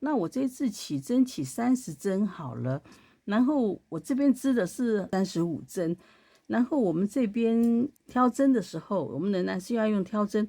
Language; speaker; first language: Chinese; native; Chinese